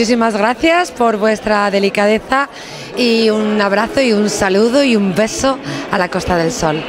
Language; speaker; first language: Spanish; native; Spanish